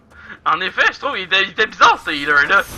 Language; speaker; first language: French; native; French